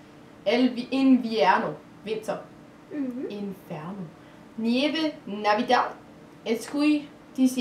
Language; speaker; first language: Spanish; non-native, learner; Danish